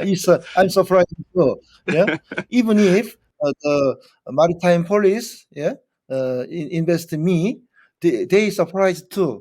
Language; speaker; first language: English; non-native, learner; Korean